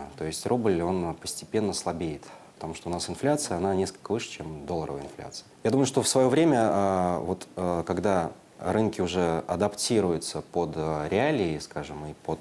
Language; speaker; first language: Russian; native; Russian